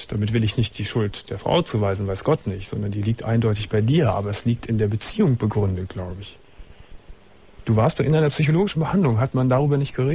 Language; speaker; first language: German; native; German